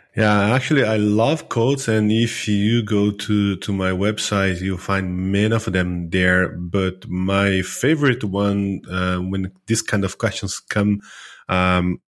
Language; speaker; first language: English; non-native, fluent; Portuguese